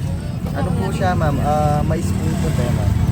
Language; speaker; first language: Filipino; native; Filipino